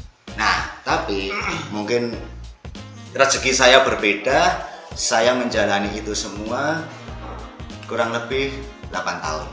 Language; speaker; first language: Indonesian; non-native, local second language; Javanese